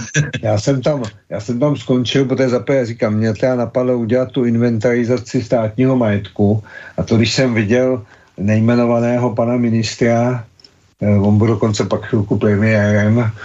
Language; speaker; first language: Czech; native; Czech